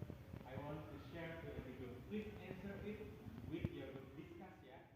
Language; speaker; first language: English; non-native, learner; Indonesian